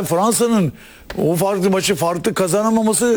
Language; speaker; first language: Turkish; native; Turkish